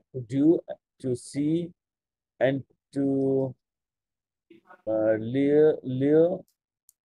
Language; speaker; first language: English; non-native, fluent; Bangla